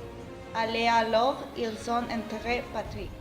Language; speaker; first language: French; non-native, learner; Spanish